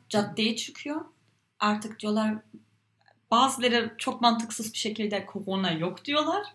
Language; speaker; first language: Turkish; early bilingual, heritage; Turkish